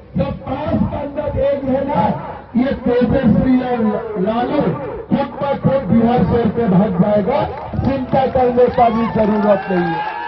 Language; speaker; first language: Hindi; non-native, local second language; Assamese